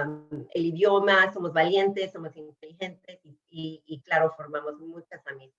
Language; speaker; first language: Spanish; early bilingual, other home language; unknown